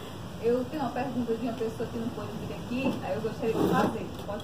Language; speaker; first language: Portuguese; native; Portuguese